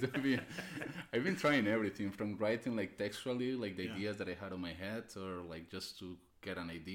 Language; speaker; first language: English; non-native, fluent; Spanish